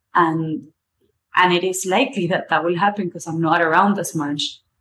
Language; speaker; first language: English; non-native, fluent; Spanish